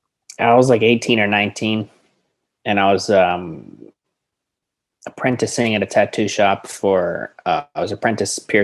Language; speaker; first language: English; native; English